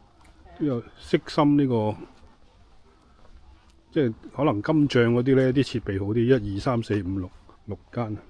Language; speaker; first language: Cantonese; native; Cantonese